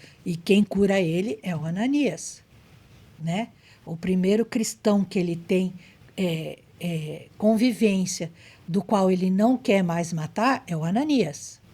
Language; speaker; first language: Portuguese; native; Portuguese